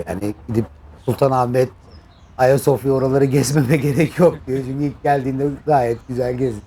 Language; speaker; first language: Turkish; native; Turkish